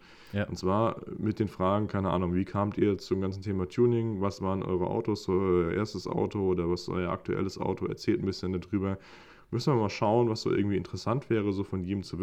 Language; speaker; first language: German; native; German